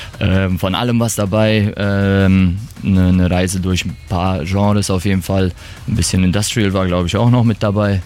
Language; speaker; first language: German; native; German